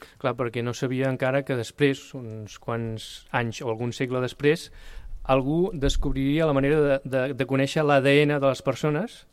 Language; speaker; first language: Catalan; native; Catalan